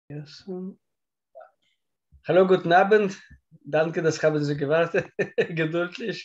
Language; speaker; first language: German; non-native, learner; Russian